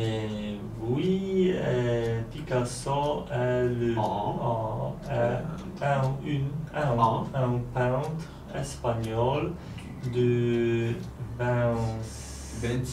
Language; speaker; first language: French; non-native, learner; Polish